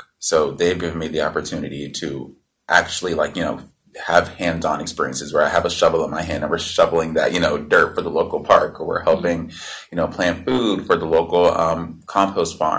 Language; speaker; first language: English; native; English